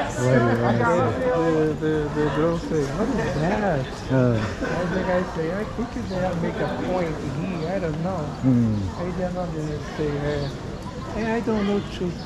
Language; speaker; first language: English; non-native, learner; Portuguese